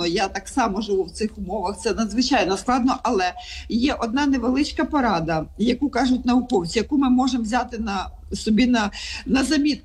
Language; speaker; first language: Ukrainian; native; Ukrainian